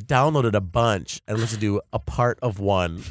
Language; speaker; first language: English; native; English